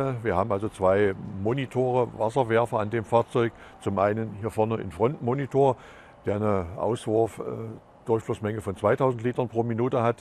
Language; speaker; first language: German; native; German